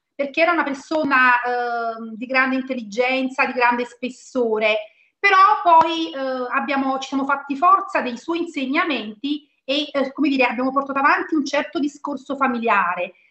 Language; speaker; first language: Italian; native; Italian